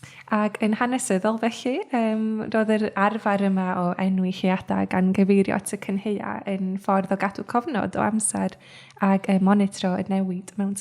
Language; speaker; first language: Welsh; native; Welsh